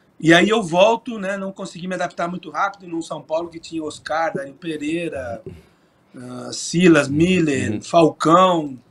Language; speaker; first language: Portuguese; native; Portuguese